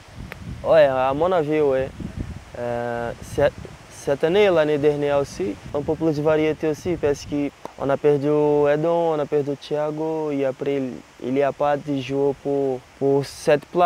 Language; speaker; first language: French; non-native, learner; Portuguese